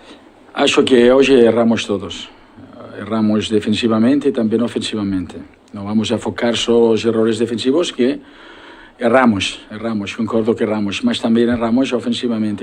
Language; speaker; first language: Portuguese; non-native, learner; Spanish